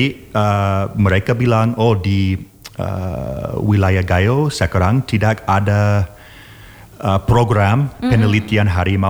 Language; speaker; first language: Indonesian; non-native, learner; English